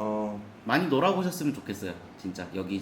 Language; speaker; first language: Korean; native; Korean